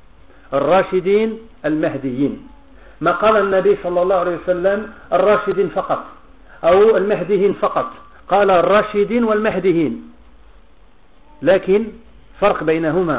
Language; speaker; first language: Arabic; non-native, fluent; French